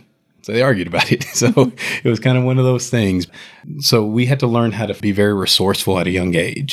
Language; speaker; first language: English; native; English